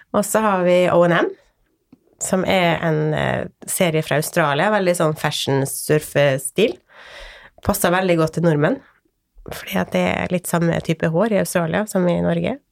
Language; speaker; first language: Norwegian; native; Norwegian